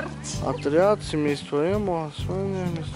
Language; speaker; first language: Russian; native; Russian